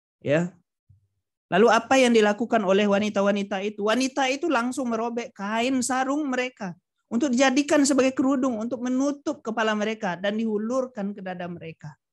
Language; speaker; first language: Indonesian; non-native, local second language; Minangkabau